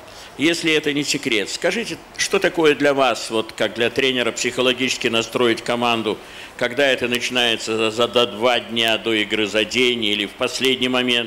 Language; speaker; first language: Russian; native; Russian